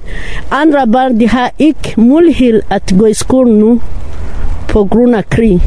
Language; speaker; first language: Danish; non-native, learner; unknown